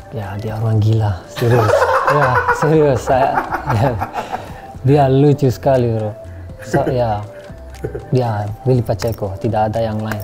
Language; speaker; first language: Indonesian; non-native, learner; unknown